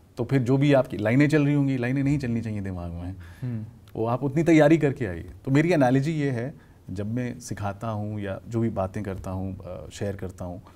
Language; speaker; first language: Hindi; native; Hindi